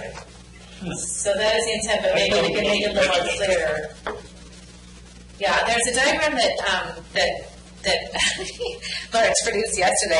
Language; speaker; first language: English; native; English